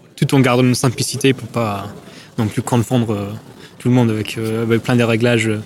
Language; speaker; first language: French; non-native, fluent; English